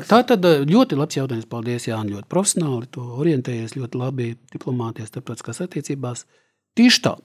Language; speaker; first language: Latvian; native; Latvian